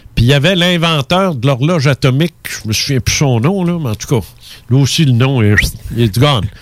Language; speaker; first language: French; early bilingual, other home language; Spanish